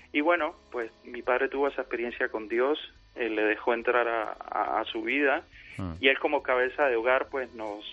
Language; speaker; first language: Spanish; native; Spanish